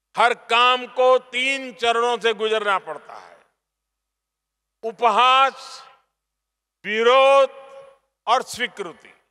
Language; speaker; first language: Hindi; non-native, local second language; Gujarati